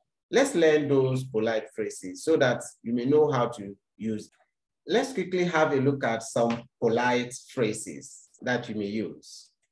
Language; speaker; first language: English; non-native, local second language; Akan